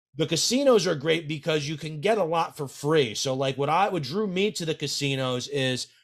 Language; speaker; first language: English; native; English